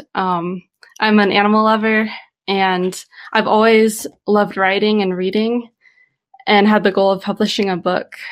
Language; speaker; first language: English; native; English